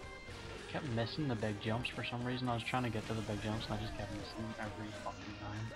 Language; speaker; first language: English; native; English